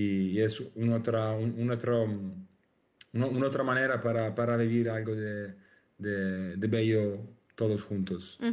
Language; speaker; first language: Spanish; non-native, learner; Italian